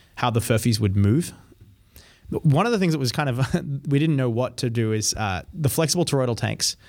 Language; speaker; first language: English; native; English